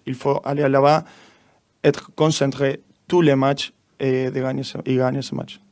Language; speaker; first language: French; non-native, learner; Spanish